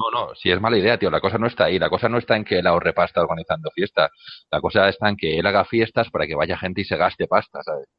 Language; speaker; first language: Spanish; native; Spanish